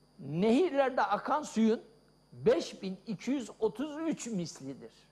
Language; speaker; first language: Turkish; native; Turkish